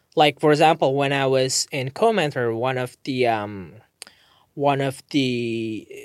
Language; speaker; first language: English; non-native, fluent; Indonesian